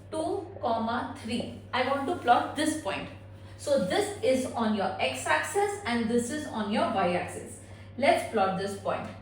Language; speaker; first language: English; non-native, local second language; Hindi